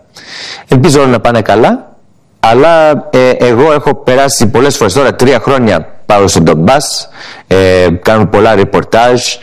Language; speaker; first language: Greek; early bilingual, heritage; English